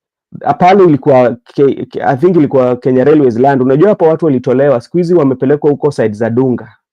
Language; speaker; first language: Swahili; non-native, local second language; Luo (Kenya and Tanzania)